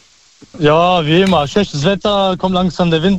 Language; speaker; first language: German; early bilingual, other home language; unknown